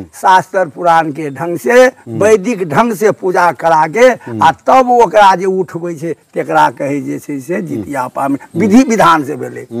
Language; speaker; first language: Maithili; non-native, local second language; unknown